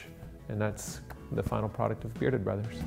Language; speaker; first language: English; native; English